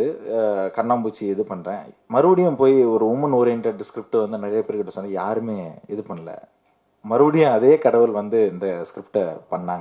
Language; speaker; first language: Tamil; native; Tamil